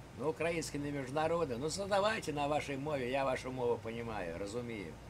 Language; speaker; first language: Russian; native; Russian